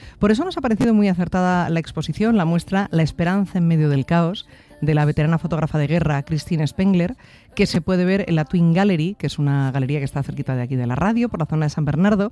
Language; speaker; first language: Spanish; native; Spanish